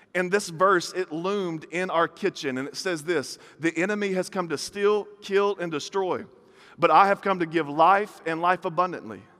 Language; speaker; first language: English; native; English